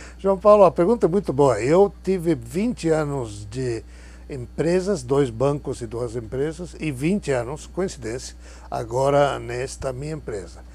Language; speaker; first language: Portuguese; non-native, fluent; Spanish